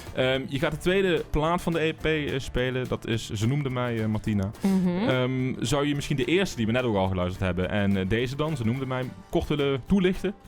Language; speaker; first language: Dutch; native; Dutch